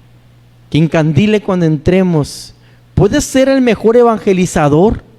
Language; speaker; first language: Spanish; native; Spanish